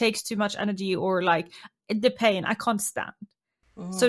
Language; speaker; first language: English; non-native, fluent; Norwegian